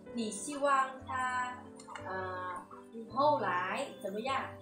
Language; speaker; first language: Chinese; non-native, fluent; Vietnamese